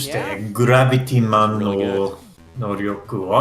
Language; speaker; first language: Japanese; non-native, learner; English